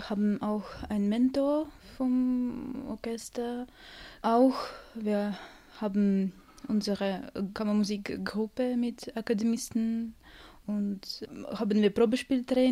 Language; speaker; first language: German; non-native, learner; Russian